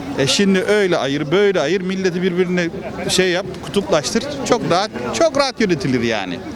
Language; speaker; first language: Turkish; native; Turkish